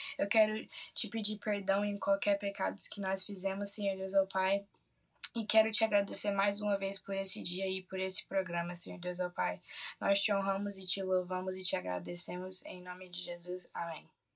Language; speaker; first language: Portuguese; early bilingual, heritage; Portuguese